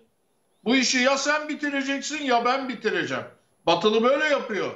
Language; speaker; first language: Turkish; native; Turkish